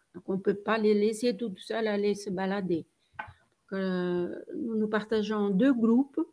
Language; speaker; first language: French; non-native, fluent; Portuguese